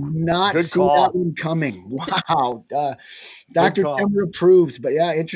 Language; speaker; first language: English; native; English